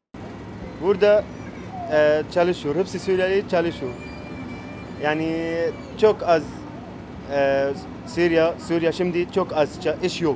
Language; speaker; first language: Turkish; non-native, learner; Arabic